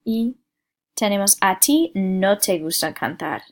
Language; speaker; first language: Spanish; non-native, fluent; English